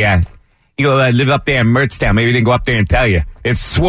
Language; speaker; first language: English; native; English